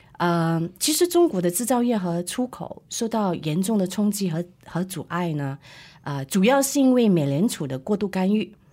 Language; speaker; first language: Chinese; native; Chinese